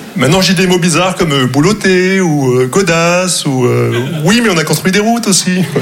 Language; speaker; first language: French; non-native, local second language; Arabic